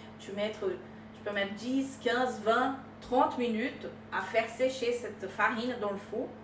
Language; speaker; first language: French; non-native, fluent; Portuguese